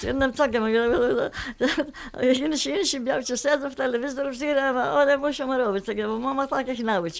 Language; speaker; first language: Polish; non-native, local second language; Kashubian